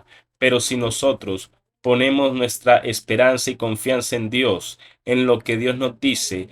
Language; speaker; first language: Spanish; native; Spanish